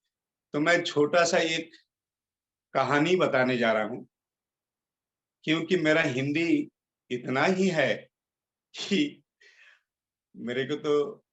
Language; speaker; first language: Hindi; non-native, local second language; Bangla